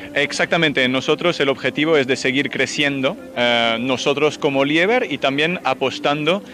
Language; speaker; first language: Spanish; non-native, fluent; French